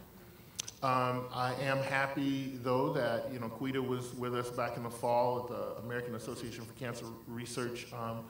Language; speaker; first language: English; native; English